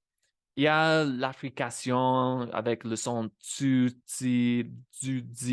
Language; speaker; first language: French; non-native, fluent; English